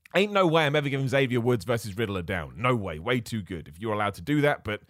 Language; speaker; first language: English; native; English